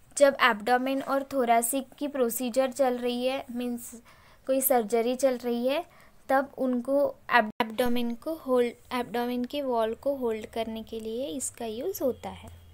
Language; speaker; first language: Hindi; non-native, local second language; Marathi